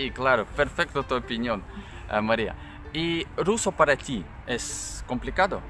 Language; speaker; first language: Spanish; non-native, learner; Russian